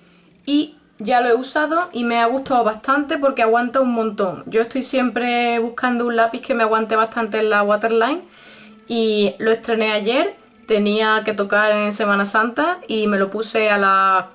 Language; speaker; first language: Spanish; native; Spanish